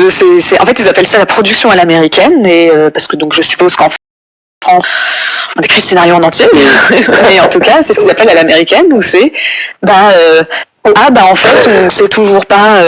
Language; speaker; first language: French; native; French